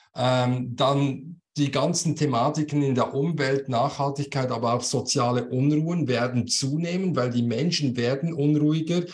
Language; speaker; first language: German; native; German